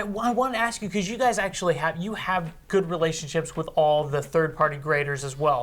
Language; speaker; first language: English; native; English